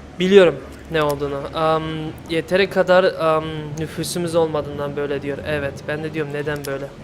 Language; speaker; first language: Turkish; native; Turkish